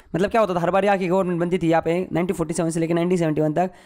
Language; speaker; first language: Hindi; non-native, local second language; Marathi